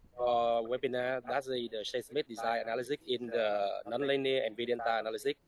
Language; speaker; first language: English; non-native, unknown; Vietnamese